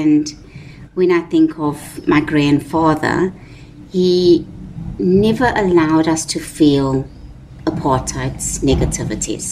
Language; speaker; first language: English; native; English